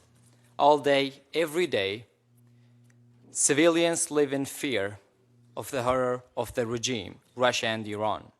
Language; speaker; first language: English; non-native, local second language; Arabic